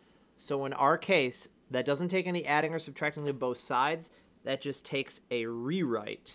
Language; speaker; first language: English; native; English